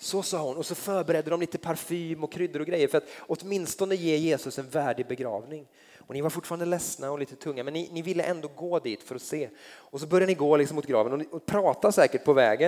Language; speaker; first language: Swedish; native; Swedish